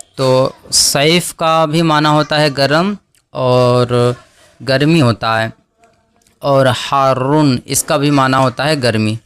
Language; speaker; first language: Urdu; native; Urdu